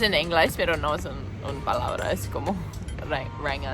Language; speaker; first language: Spanish; non-native, learner; English